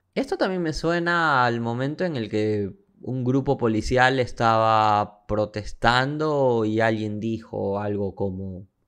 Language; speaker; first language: Spanish; native; Spanish